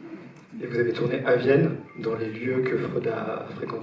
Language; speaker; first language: French; native; French